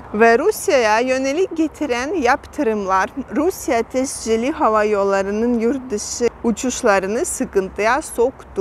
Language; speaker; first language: Turkish; non-native, fluent; Russian